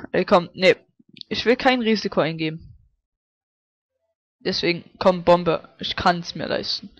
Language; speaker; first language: German; native; German